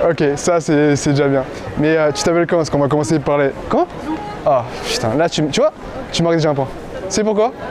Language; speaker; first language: French; native; French